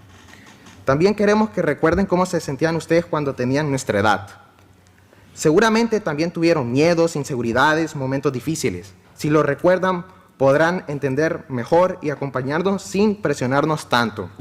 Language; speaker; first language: Spanish; native; Spanish